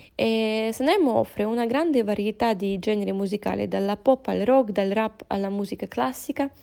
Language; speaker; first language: Italian; non-native, fluent; Russian